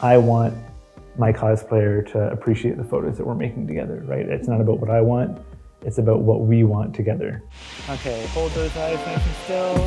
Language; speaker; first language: English; native; English